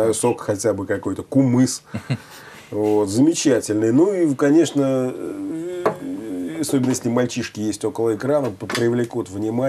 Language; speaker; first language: Russian; native; Russian